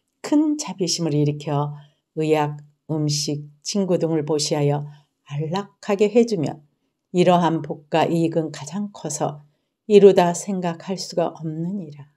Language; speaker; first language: Korean; native; Korean